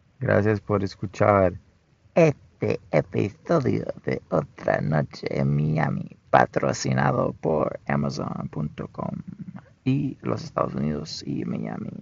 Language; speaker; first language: Spanish; non-native, fluent; English